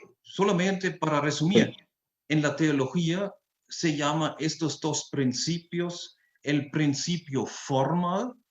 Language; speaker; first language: Spanish; non-native, fluent; German